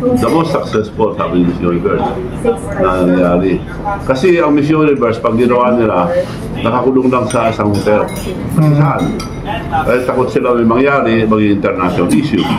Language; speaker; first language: Filipino; non-native, local second language; Iloko